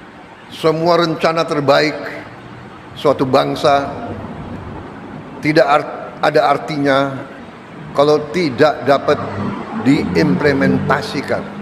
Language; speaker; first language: Indonesian; native; Indonesian